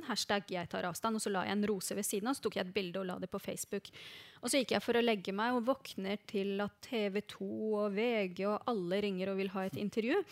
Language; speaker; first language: Norwegian; early bilingual, other home language; Arabic